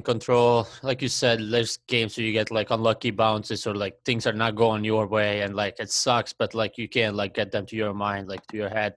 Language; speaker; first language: English; non-native, fluent; Latvian